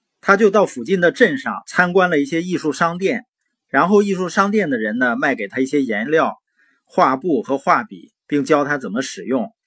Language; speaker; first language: Chinese; native; Chinese